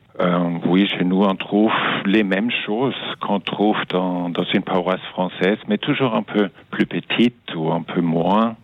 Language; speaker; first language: French; non-native, fluent; German